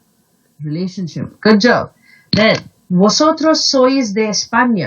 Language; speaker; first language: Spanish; non-native, fluent; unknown